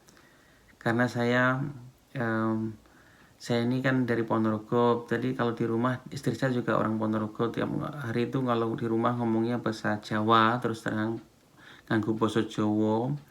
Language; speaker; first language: Indonesian; non-native, local second language; Javanese